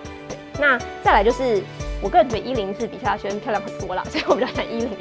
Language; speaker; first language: Chinese; native; Chinese